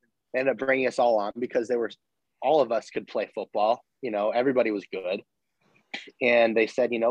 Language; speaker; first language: English; native; English